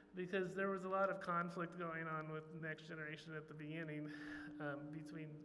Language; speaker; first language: English; native; English